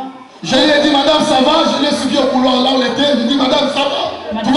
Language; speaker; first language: French; non-native, local second language; Lingala